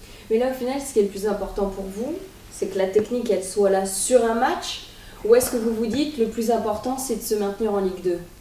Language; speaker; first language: French; non-native, fluent; Portuguese